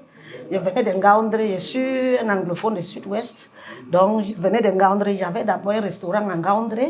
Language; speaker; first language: French; non-native, learner; English